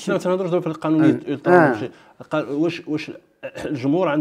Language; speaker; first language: Arabic; native; Arabic